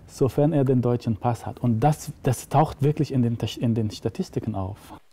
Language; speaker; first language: German; non-native, fluent; Arabic